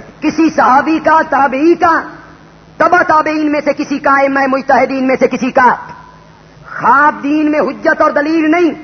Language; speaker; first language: Urdu; non-native, local second language; Punjabi